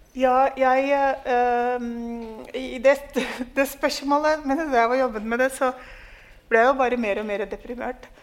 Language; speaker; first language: Norwegian; early bilingual, other home language; Urdu